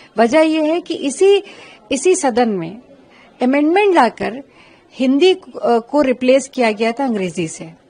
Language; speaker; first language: Hindi; native; Hindi